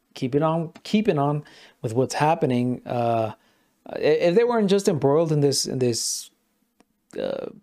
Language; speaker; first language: English; non-native, fluent; Spanish